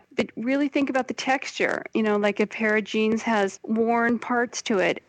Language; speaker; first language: English; native; English